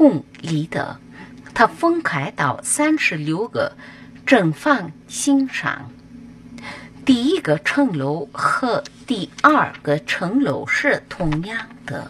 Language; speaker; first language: Chinese; non-native, fluent; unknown